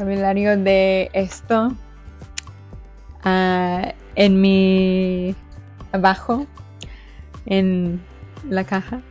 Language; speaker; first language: Spanish; non-native, fluent; English